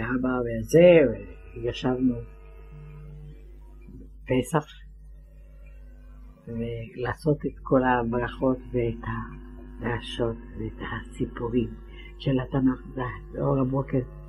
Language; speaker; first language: Hebrew; non-native, fluent; Ladino